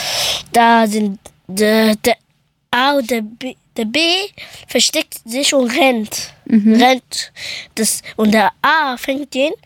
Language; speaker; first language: German; early bilingual, other home language; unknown